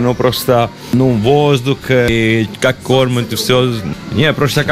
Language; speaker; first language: Russian; non-native, learner; Italian